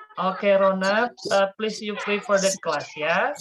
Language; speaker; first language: English; non-native, fluent; Indonesian